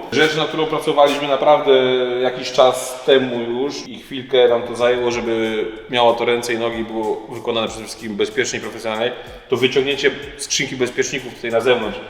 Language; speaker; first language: Polish; native; Polish